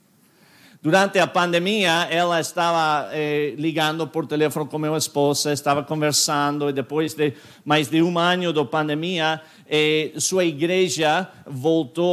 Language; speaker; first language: Portuguese; non-native, fluent; English